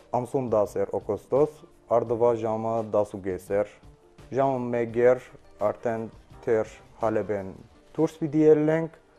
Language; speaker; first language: Armenian; early bilingual, heritage; Armenian